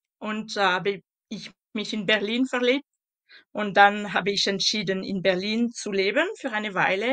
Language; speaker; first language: German; non-native, local second language; French